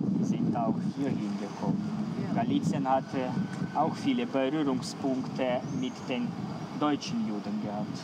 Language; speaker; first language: German; non-native, fluent; Ukrainian